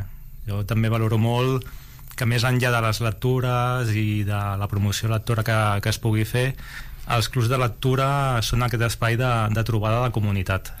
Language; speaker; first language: Catalan; native; Catalan